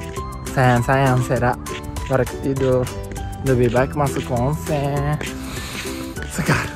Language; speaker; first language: Indonesian; non-native, learner; Japanese